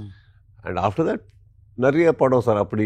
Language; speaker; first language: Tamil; non-native, local second language; Kannada